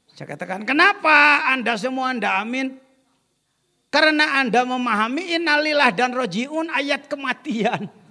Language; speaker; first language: Indonesian; non-native, local second language; Sundanese